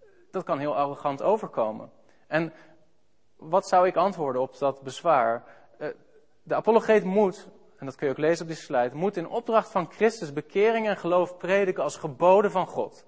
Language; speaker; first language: Dutch; native; Dutch